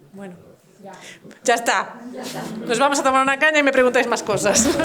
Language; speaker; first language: Spanish; native; Spanish